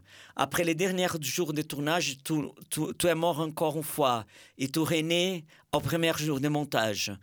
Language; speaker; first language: French; non-native, fluent; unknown